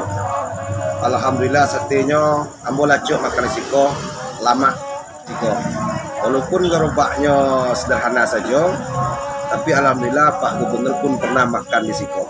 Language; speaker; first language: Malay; non-native, local second language; Minangkabau